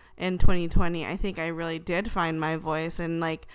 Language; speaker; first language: English; early bilingual, other home language; Filipino